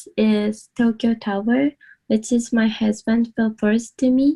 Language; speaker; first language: English; non-native, learner; Japanese